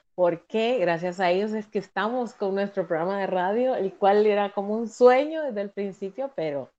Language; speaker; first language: Spanish; native; Spanish